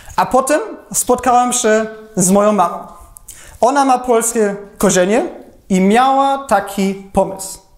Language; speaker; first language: Polish; non-native, fluent; German